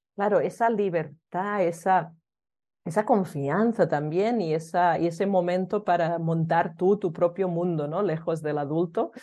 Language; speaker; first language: Spanish; early bilingual, other home language; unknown